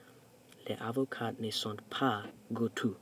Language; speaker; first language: French; non-native, learner; English